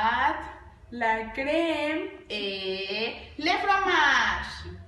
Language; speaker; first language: French; non-native, learner; Spanish